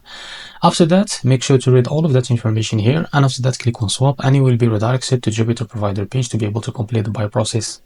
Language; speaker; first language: English; non-native, fluent; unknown